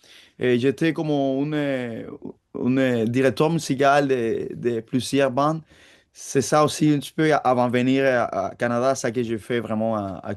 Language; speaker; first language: French; non-native, fluent; Spanish